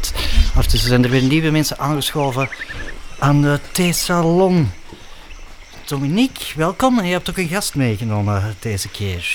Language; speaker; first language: Dutch; native; Dutch